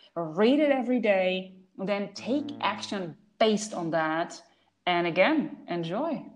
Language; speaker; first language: English; non-native, fluent; German